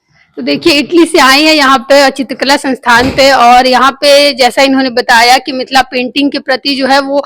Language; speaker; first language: Hindi; native; Hindi